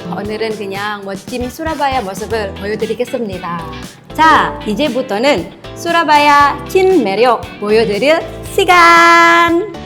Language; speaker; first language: Korean; non-native, fluent; Indonesian